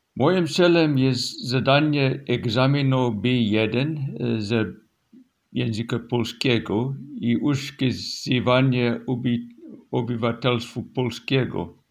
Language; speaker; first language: Polish; non-native, learner; English